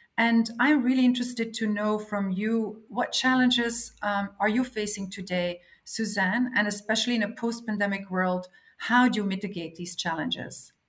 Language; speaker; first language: English; non-native, fluent; Dutch